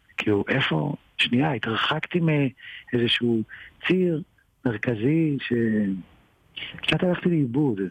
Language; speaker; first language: Hebrew; early bilingual, other home language; Georgian